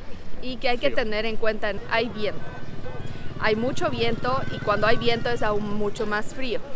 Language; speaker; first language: Spanish; non-native, local second language; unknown